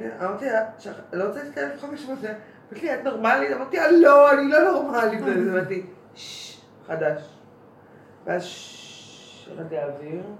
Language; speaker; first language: Hebrew; native; Hebrew